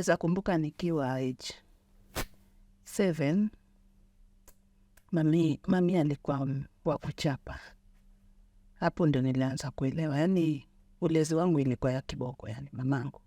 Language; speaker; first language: Swahili; native; Swahili